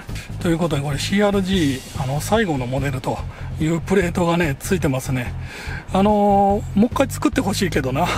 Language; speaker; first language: Japanese; native; Japanese